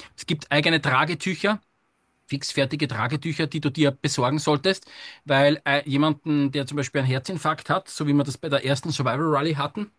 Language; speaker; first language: German; native; German